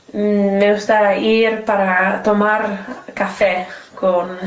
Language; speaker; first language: Spanish; non-native, learner; English